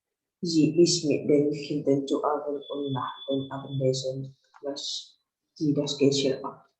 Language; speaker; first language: German; non-native, learner; Indonesian